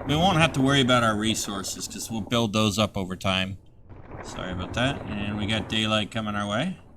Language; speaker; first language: English; native; English